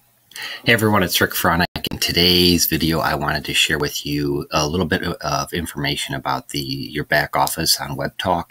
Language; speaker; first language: English; native; English